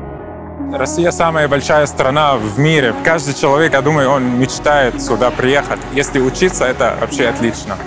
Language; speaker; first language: Russian; non-native, fluent; Arabic